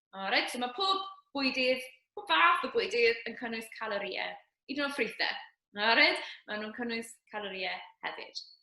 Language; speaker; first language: Welsh; native; Welsh